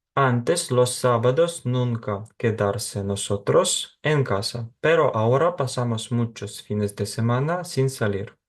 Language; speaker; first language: Spanish; non-native, fluent; Ukrainian